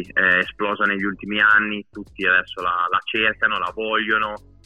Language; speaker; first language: Italian; native; Italian